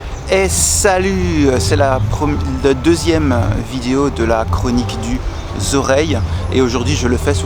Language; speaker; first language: French; native; French